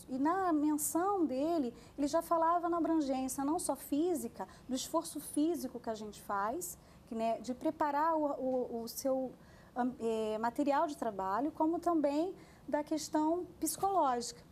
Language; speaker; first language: Portuguese; native; Portuguese